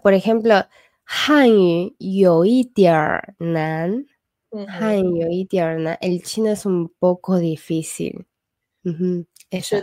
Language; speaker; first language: Spanish; non-native, fluent; Chinese